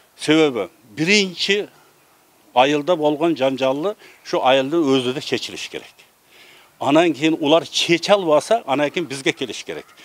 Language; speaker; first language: Kyrgyz; non-native, local second language; Uzbek